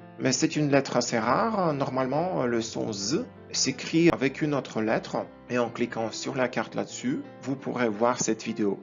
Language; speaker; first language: French; non-native, fluent; Ukrainian